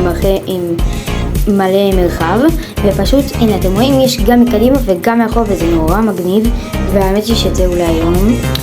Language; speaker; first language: Hebrew; native; Hebrew